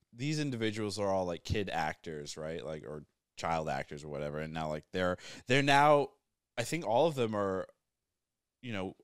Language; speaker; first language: English; native; English